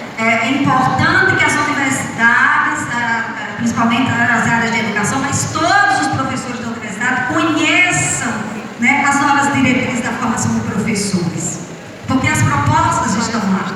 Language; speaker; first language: Portuguese; native; Portuguese